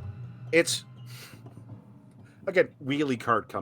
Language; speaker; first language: English; native; English